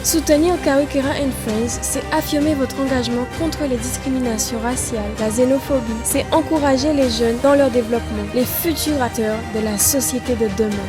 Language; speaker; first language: French; native; French